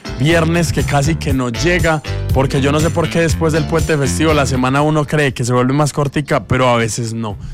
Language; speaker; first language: Spanish; native; Spanish